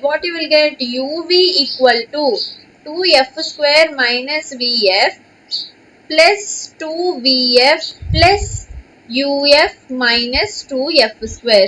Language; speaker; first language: English; non-native, local second language; Telugu